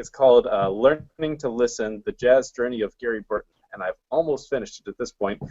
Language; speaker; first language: English; native; English